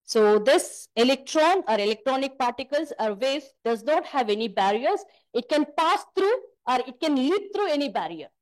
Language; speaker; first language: English; non-native, local second language; Kannada